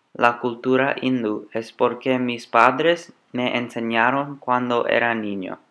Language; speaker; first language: Spanish; non-native, learner; English